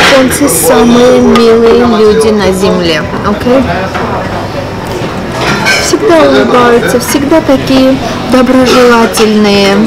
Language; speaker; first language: Russian; non-native, fluent; Armenian